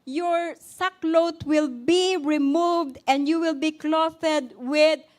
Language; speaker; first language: English; non-native, local second language; Filipino